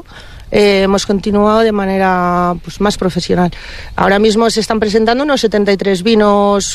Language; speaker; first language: Spanish; native; Spanish